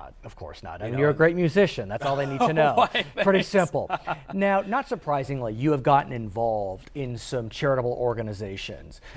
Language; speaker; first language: English; native; English